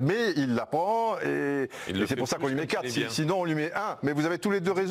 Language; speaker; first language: French; native; French